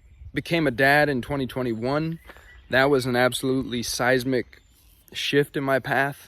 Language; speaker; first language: English; native; English